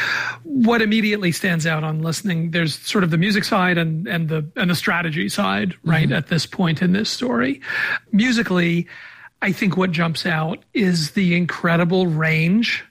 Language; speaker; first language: English; native; English